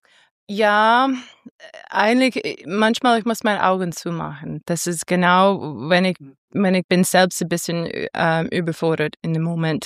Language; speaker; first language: German; non-native, fluent; English